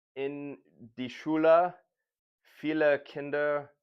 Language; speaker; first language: German; non-native, learner; English